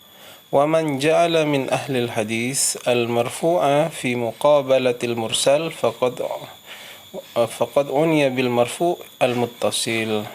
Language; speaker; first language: Arabic; non-native, fluent; Indonesian